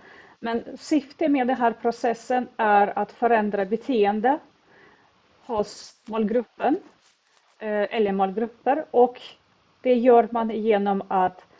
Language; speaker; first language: Swedish; non-native, fluent; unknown